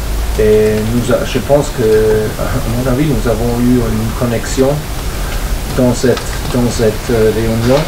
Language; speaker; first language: French; non-native, fluent; German